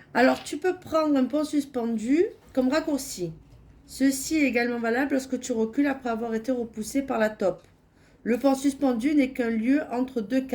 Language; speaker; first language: French; native; French